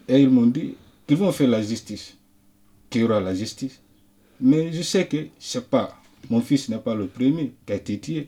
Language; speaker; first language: Spanish; non-native, local second language; French